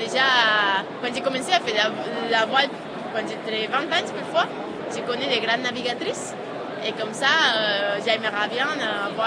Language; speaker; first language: French; non-native, fluent; Spanish